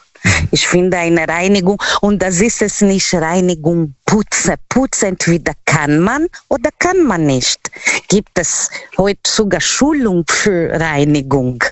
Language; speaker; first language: German; non-native, learner; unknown